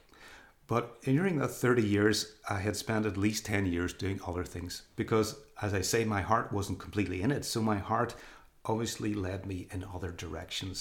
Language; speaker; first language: English; native; English